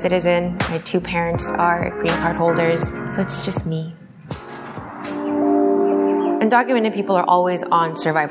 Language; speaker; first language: English; native; English